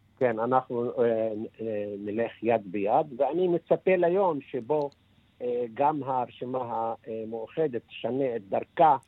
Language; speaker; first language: Hebrew; non-native, local second language; Arabic